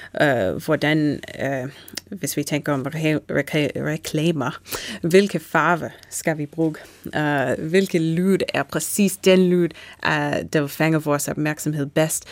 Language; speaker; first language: Danish; non-native, fluent; English